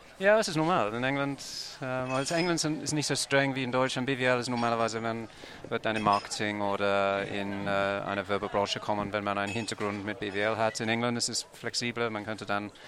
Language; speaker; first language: German; non-native, fluent; English